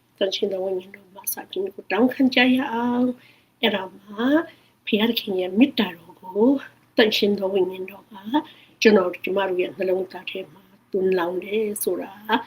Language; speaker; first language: Burmese; non-native, local second language; Hakha Chin